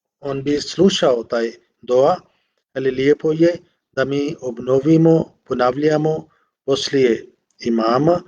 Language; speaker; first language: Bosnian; non-native, learner; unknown